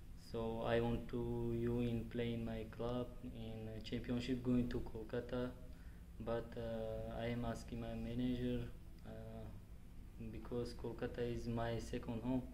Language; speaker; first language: English; non-native, learner; Tajik